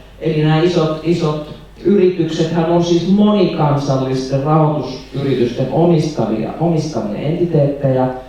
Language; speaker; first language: Finnish; native; Finnish